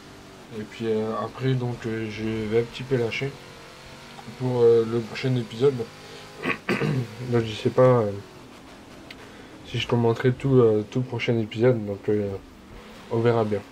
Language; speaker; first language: French; native; French